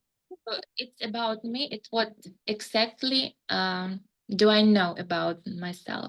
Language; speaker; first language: English; non-native, fluent; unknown